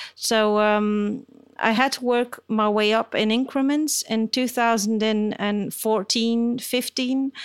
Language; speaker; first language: English; non-native, fluent; Dutch